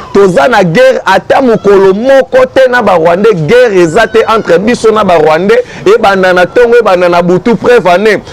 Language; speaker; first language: Lingala; native; Lingala